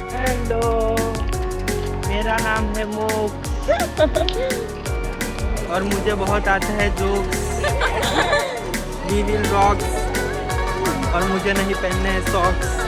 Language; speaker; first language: Hindi; non-native, local second language; Gujarati